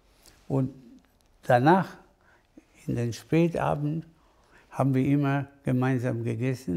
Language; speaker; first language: German; non-native, fluent; Spanish